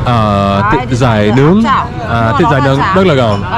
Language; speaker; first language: Vietnamese; non-native, learner; English